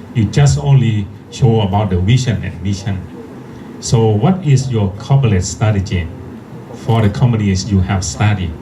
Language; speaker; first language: English; non-native, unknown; Thai